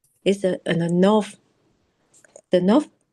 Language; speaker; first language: English; non-native, learner; Japanese